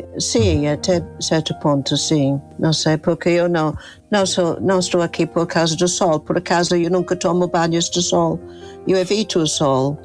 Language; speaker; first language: Portuguese; non-native, fluent; English